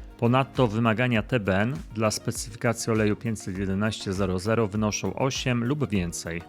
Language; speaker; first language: Polish; native; Polish